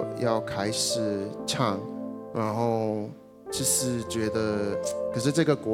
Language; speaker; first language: Chinese; non-native, fluent; Greek